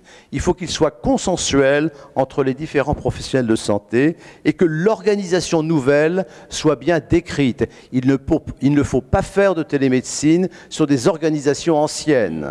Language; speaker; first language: French; native; French